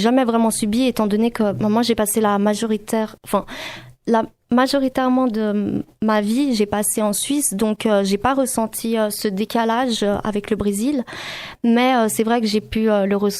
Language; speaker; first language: French; native; French